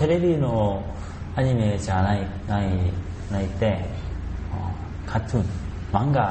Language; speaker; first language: Japanese; non-native, learner; Korean